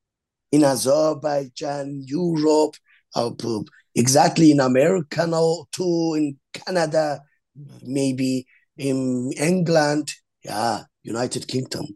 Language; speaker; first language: English; non-native, learner; Azerbaijani